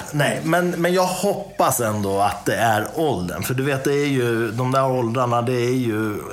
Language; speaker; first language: Swedish; early bilingual, other home language; Persian